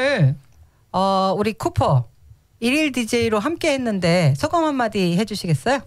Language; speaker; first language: Korean; native; Korean